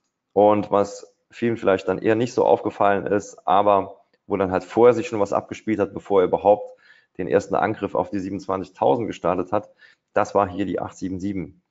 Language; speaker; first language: German; native; German